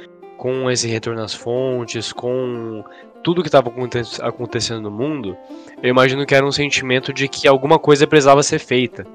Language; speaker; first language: Portuguese; native; Portuguese